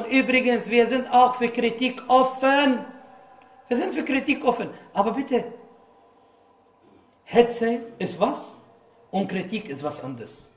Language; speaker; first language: German; non-native, fluent; Arabic